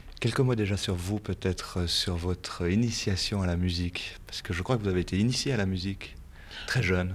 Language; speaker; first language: French; native; French